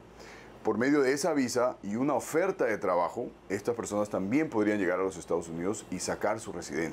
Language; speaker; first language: Spanish; native; Spanish